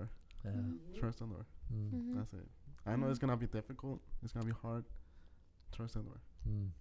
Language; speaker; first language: English; early bilingual, other home language; Spanish